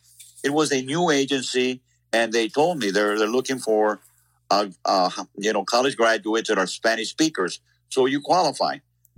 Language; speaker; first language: English; native; English